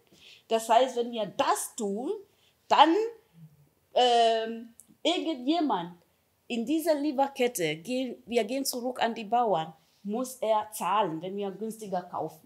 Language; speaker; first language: German; non-native, fluent; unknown